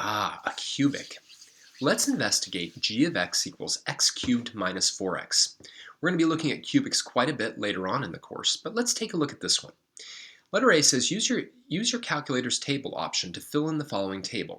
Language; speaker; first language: English; native; English